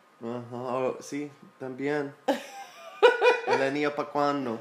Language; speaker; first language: Spanish; non-native, learner; English